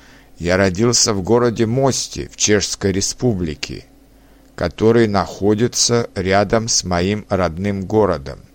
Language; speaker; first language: Russian; non-native, learner; Czech